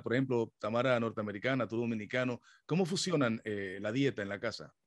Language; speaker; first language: Spanish; native; Spanish